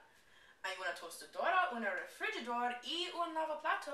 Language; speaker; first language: Spanish; non-native, learner; English